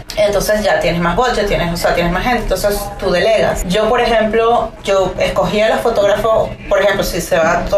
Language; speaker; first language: Spanish; native; Spanish